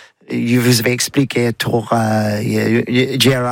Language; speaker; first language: French; non-native, learner; English